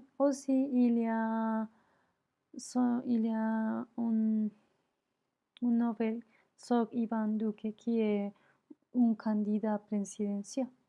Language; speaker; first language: French; non-native, learner; Spanish